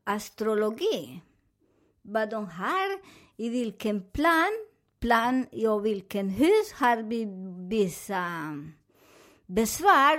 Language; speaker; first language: Swedish; non-native, learner; Spanish